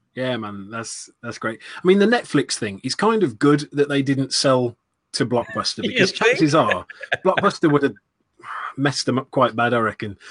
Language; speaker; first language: English; native; English